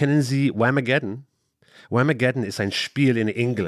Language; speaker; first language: German; non-native, learner; English